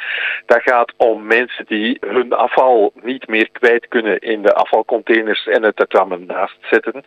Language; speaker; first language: Dutch; native; Dutch